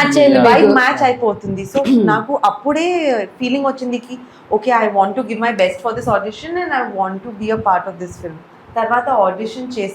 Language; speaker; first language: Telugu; non-native, local second language; Urdu